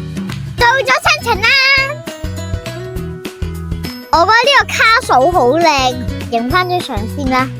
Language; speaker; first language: Chinese; native; Chinese